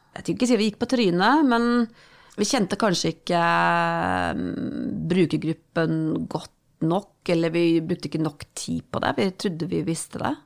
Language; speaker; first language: Norwegian; native; Norwegian